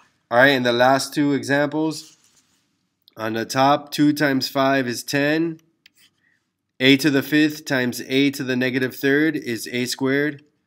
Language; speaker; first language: English; early bilingual, other home language; Spanish